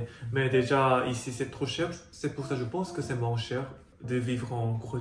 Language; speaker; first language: French; non-native, fluent; Korean